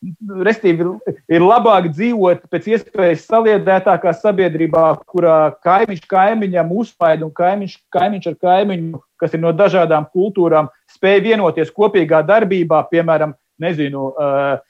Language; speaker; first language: Latvian; native; Latvian